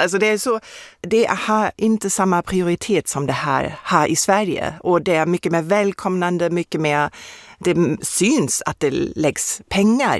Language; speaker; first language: Swedish; non-native, fluent; German